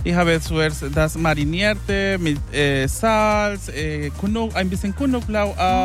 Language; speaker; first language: German; non-native, learner; Spanish